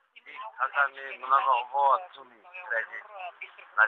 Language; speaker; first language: Bulgarian; non-native, learner; Turkish